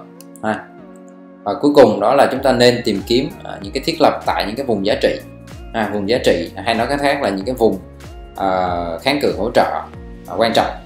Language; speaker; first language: Vietnamese; native; Vietnamese